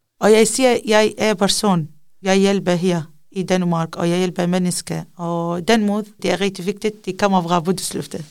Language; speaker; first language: Danish; non-native, learner; Arabic